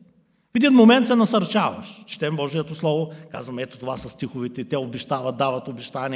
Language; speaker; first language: Bulgarian; native; Bulgarian